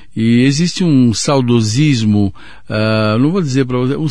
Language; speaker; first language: Portuguese; non-native, fluent; Italian